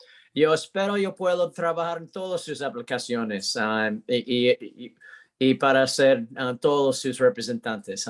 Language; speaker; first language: Spanish; non-native, learner; English